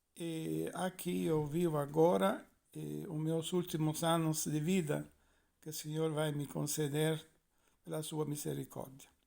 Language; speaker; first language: Portuguese; non-native, fluent; Italian